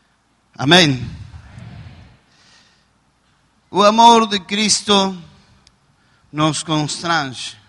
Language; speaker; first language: Portuguese; non-native, learner; Spanish